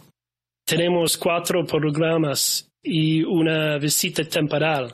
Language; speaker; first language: Spanish; non-native, fluent; English